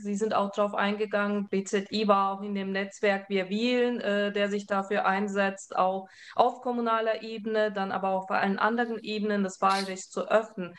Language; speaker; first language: German; early bilingual, other home language; Turkish